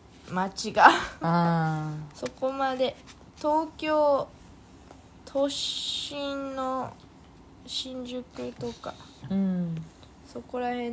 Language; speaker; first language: Japanese; non-native, fluent; Korean